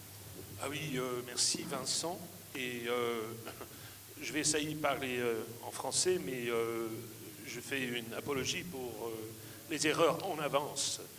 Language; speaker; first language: French; non-native, fluent; English